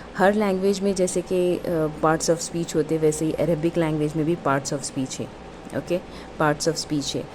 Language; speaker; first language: Urdu; native; Urdu